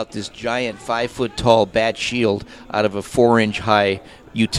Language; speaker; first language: English; native; English